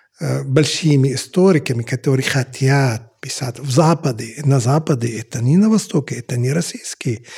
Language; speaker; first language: Russian; non-native, fluent; Arabic